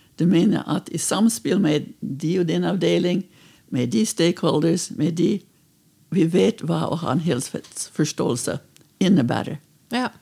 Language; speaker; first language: Norwegian; non-native, fluent; English